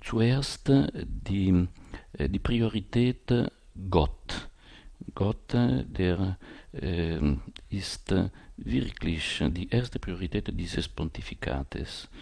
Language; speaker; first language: German; non-native, fluent; Italian